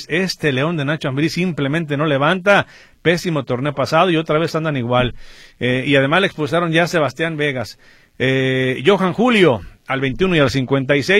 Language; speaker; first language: Spanish; native; Spanish